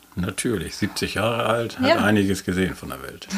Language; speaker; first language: German; native; German